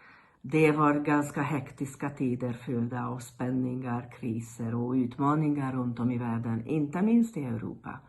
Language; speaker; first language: Swedish; non-native, fluent; Hungarian